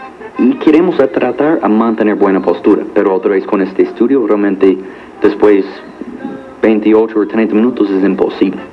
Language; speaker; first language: Spanish; non-native, fluent; English